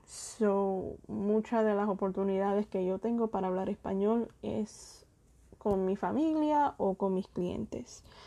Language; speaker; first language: Spanish; early bilingual, heritage; Spanish